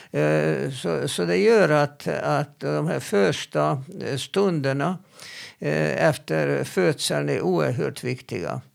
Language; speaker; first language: Swedish; non-native, fluent; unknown